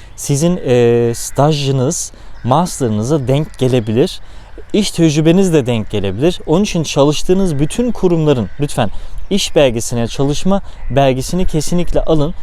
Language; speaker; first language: Turkish; early bilingual, heritage; Turkish